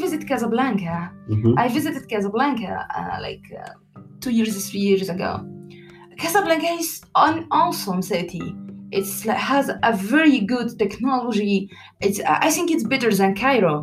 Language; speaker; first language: English; non-native, learner; Arabic